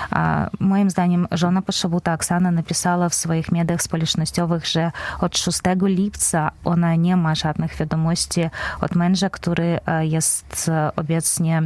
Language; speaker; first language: Polish; non-native, fluent; Belarusian